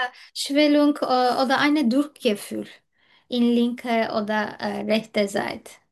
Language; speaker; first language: German; non-native, learner; Turkish